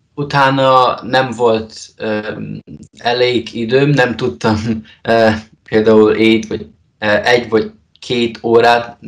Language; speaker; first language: Hungarian; non-native, learner; Polish